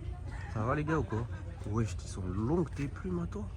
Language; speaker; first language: French; native; French